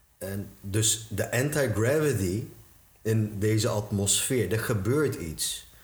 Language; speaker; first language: Dutch; early bilingual, other home language; Turkish